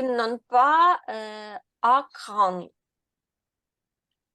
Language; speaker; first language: French; non-native, learner; Ukrainian